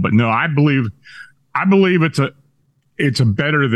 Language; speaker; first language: English; native; English